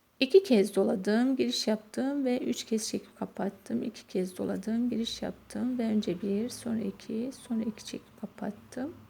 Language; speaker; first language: Turkish; native; Turkish